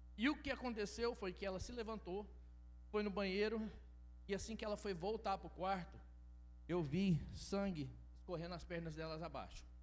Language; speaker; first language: Portuguese; early bilingual, heritage; Portuguese